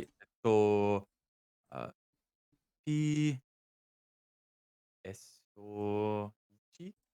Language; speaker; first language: Japanese; non-native, learner; English